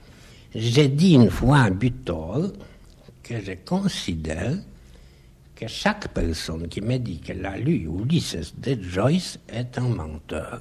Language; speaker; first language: French; non-native, fluent; Polish